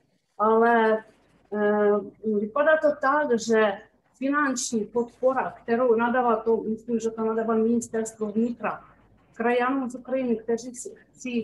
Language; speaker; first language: Czech; early bilingual, heritage; Czech